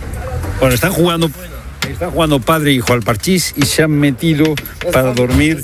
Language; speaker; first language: Spanish; native; Spanish